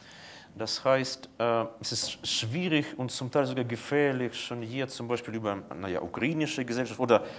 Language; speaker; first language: German; non-native, fluent; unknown